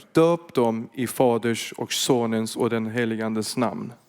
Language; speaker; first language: Swedish; non-native, fluent; Persian